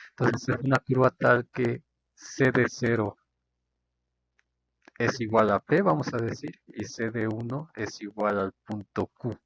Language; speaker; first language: Spanish; native; Spanish